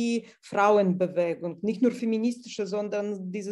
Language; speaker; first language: German; non-native, fluent; Russian